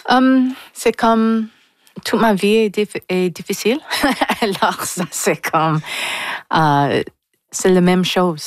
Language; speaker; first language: French; non-native, local second language; English